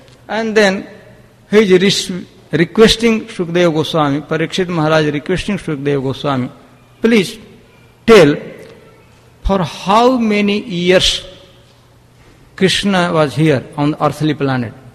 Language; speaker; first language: English; non-native, local second language; Hindi